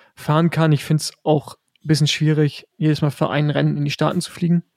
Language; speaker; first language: German; native; German